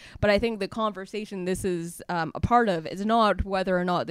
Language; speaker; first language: English; native; English